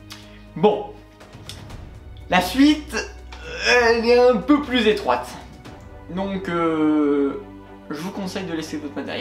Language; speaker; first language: French; native; French